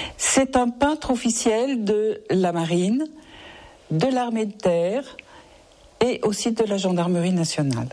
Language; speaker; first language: French; native; French